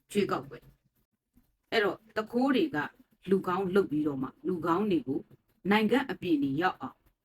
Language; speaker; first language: Burmese; native; Burmese